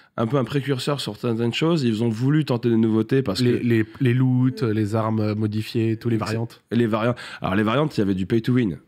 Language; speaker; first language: French; native; French